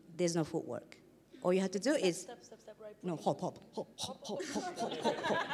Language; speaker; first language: English; non-native, fluent; Japanese